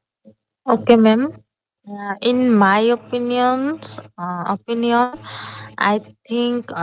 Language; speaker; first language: English; non-native, learner; Bangla